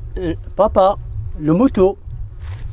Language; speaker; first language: French; non-native, learner; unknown